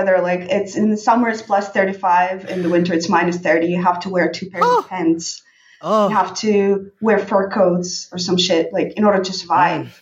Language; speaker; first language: English; non-native, fluent; Russian